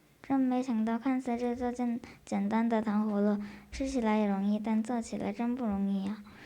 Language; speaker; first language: Chinese; early bilingual, heritage; Chinese